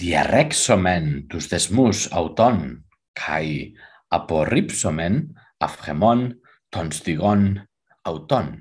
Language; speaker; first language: Greek; non-native, fluent; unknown